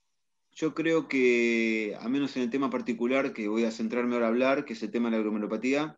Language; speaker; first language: Spanish; native; Spanish